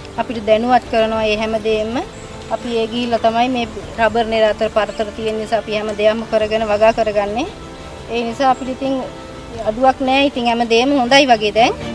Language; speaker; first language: Sinhala; non-native, local second language; Tamil